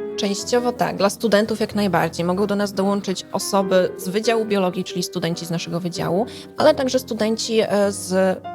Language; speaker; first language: Polish; native; Polish